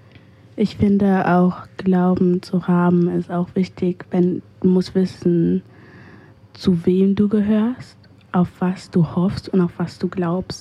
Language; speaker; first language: German; early bilingual, other home language; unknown